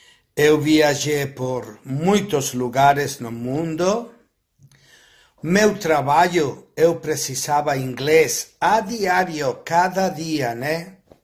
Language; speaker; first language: Portuguese; non-native, fluent; Spanish